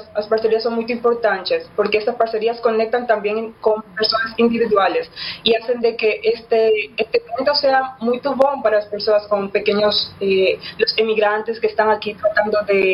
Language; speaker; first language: Portuguese; non-native, learner; Spanish